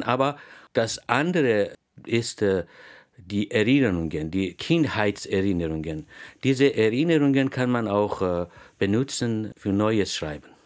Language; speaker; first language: German; non-native, fluent; Persian